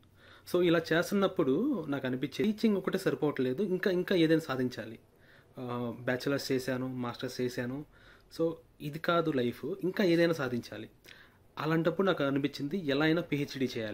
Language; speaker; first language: Telugu; native; Telugu